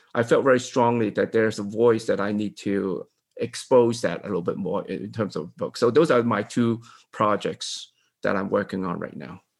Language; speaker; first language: English; non-native, local second language; Cantonese